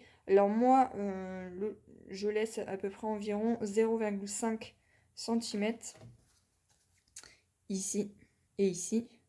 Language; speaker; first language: French; native; French